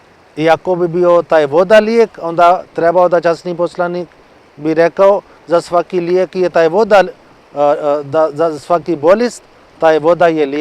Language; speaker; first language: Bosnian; non-native, learner; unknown